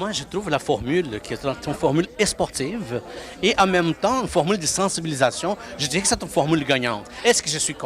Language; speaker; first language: French; non-native, fluent; Portuguese